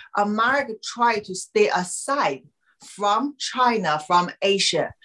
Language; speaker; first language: English; non-native, fluent; Chinese